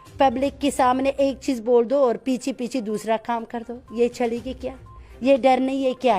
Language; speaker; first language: Hindi; non-native, fluent; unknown